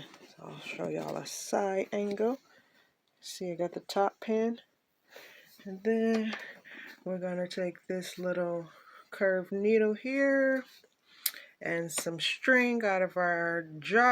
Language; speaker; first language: English; native; English